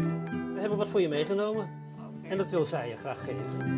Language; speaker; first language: Dutch; native; Dutch